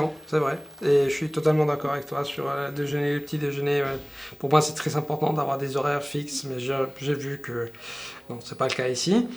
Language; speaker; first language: French; non-native, fluent; Italian